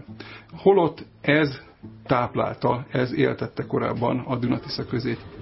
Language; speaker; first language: Hungarian; native; Hungarian